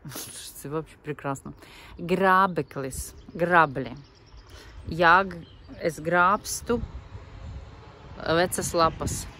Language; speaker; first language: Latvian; non-native, local second language; Russian